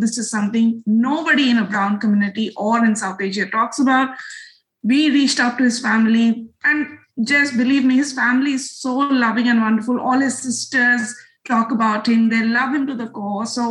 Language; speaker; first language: English; non-native, local second language; Bangla